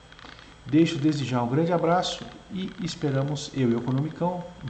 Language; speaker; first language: Portuguese; native; Portuguese